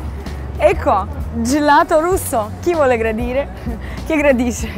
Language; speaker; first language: Italian; non-native, fluent; Russian